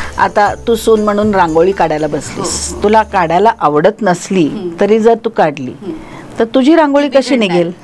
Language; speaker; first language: Marathi; non-native, local second language; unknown